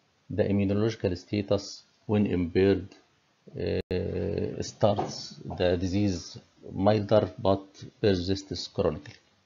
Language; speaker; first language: English; non-native, fluent; Arabic